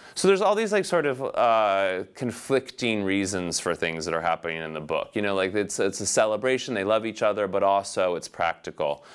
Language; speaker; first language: English; native; English